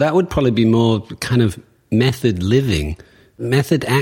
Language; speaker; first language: English; native; English